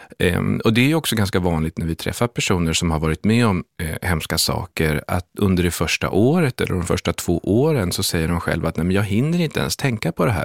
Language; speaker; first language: Swedish; native; Swedish